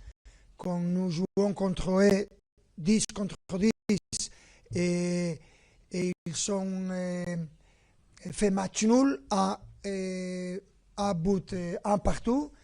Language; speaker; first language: French; non-native, fluent; Spanish